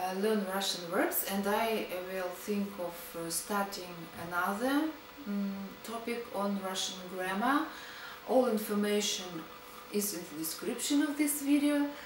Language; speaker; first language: English; non-native, fluent; Russian